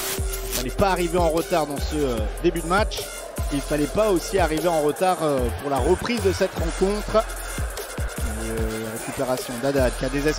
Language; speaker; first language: French; native; French